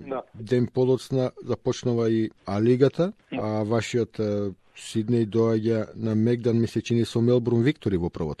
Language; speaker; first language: Macedonian; native; Macedonian